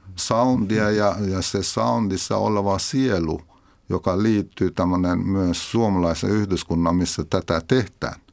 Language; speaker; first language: Finnish; non-native, fluent; Persian